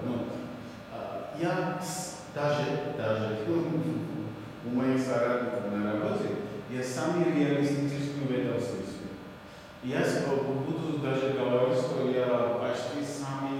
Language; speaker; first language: Russian; non-native, fluent; Georgian